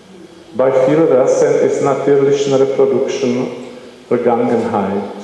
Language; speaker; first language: German; non-native, learner; Czech